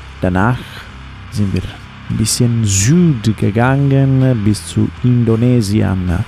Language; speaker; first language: German; non-native, learner; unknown